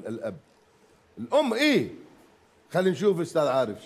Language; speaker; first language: Arabic; native; Arabic